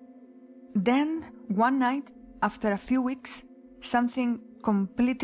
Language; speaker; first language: English; non-native, fluent; Spanish